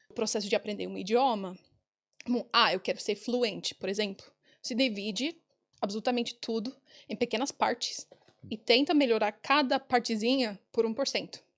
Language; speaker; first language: Portuguese; non-native, fluent; English